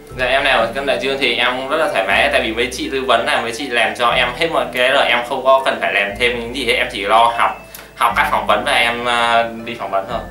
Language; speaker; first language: Vietnamese; native; Vietnamese